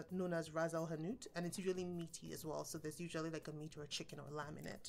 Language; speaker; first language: English; non-native, local second language; Igbo